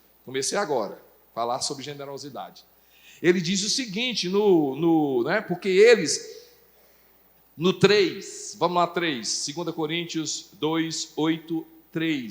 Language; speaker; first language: Portuguese; native; Portuguese